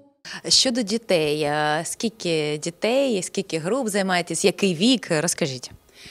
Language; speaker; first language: Ukrainian; native; Ukrainian